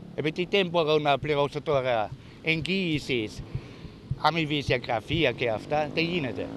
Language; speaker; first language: Greek; non-native, fluent; German